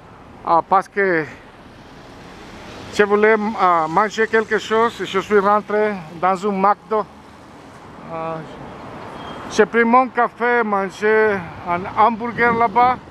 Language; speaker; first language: French; non-native, fluent; Spanish